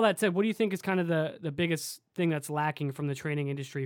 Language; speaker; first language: English; native; English